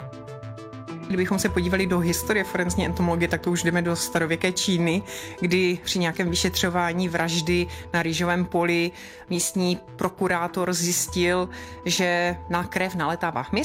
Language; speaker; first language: Czech; native; Czech